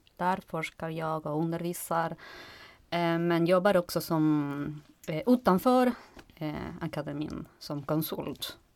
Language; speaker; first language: Swedish; non-native, fluent; Spanish